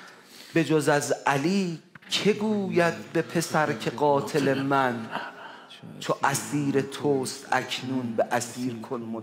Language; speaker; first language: Persian; native; Persian